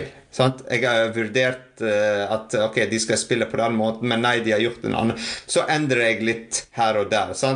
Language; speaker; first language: Norwegian; non-native, fluent; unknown